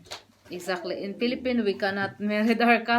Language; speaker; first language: English; non-native, learner; Filipino